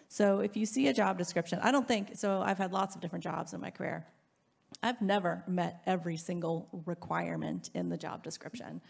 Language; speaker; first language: English; native; English